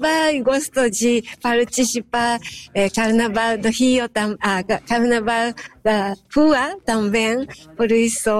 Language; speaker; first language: Portuguese; non-native, fluent; Japanese